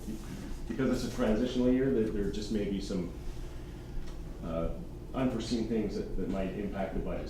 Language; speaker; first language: English; native; English